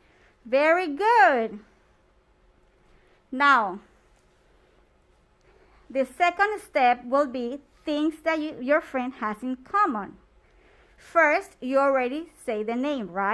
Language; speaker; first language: English; non-native, fluent; Spanish